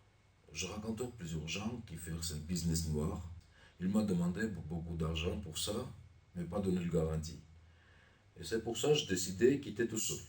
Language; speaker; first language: French; non-native, learner; Armenian